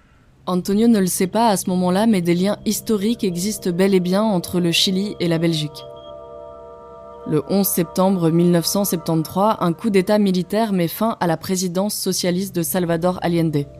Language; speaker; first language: French; native; French